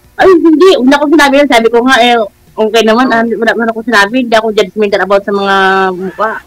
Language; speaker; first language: Filipino; native; Filipino